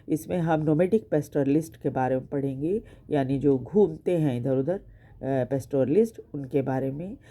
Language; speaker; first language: Hindi; native; Hindi